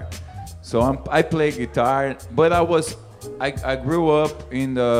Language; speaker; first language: English; non-native, fluent; Portuguese